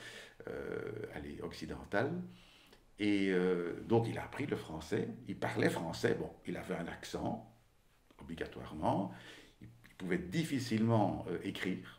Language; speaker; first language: French; native; French